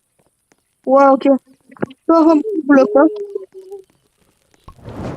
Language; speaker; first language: French; native; French